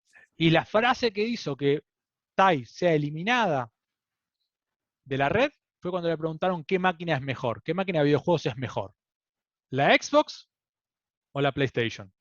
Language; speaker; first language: Spanish; native; Spanish